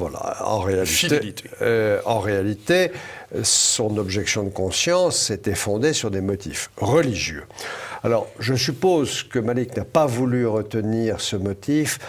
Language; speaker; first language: French; native; French